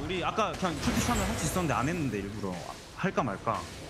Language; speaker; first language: Korean; native; Korean